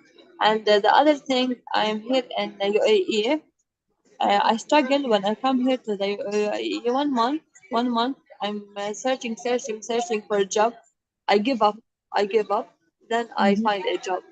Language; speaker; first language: English; non-native, learner; Arabic